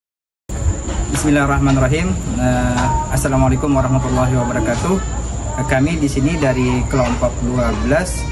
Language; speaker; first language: Indonesian; non-native, local second language; Banjar